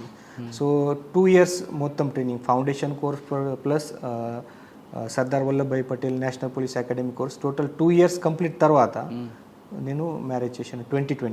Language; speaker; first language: Telugu; non-native, local second language; Marathi